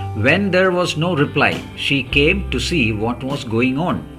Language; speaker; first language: English; non-native, local second language; Malayalam